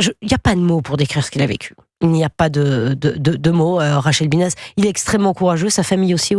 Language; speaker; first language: French; native; French